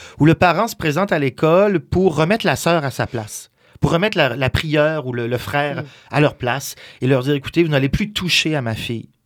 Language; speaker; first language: French; native; French